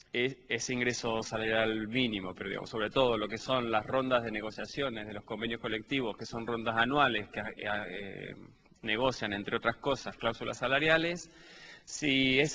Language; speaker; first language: Spanish; native; Spanish